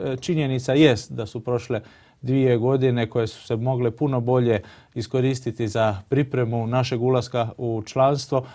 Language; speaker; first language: Croatian; early bilingual, heritage; Croatian